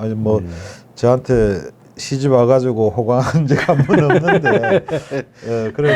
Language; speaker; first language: Korean; native; Korean